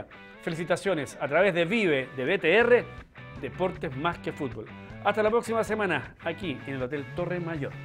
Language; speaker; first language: Spanish; native; Spanish